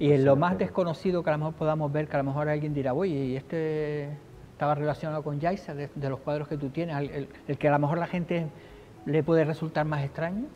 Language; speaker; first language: Spanish; native; Spanish